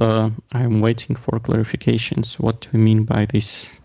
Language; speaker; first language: English; non-native, fluent; Latvian